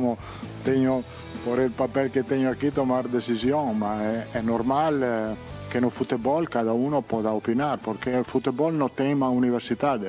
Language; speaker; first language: Portuguese; non-native, learner; Italian